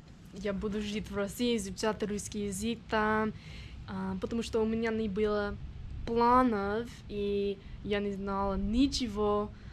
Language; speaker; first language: Russian; non-native, learner; English